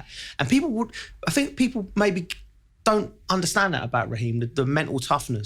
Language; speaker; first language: English; native; English